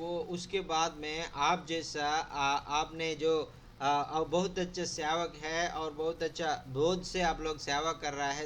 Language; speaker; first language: Hindi; non-native, local second language; Telugu